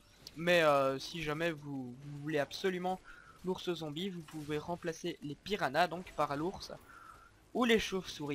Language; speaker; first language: French; native; French